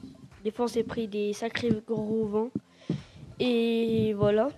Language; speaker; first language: French; native; French